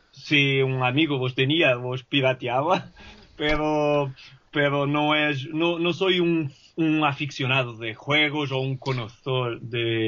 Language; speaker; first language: Spanish; non-native, fluent; Portuguese